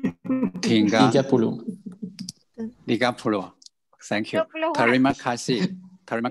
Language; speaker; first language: Indonesian; non-native, learner; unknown